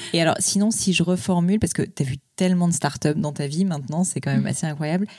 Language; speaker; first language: French; native; French